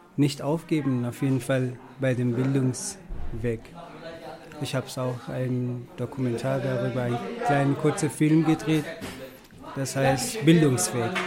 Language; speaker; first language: German; non-native, fluent; Persian